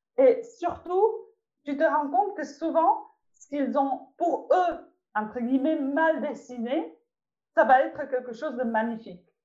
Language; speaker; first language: French; non-native, fluent; Czech